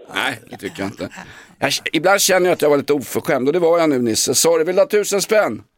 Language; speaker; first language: Swedish; native; Swedish